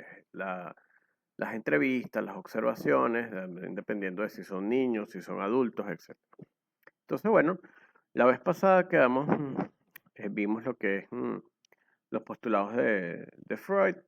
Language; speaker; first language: Spanish; native; Spanish